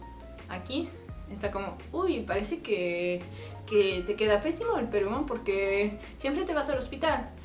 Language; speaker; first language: Spanish; non-native, learner; French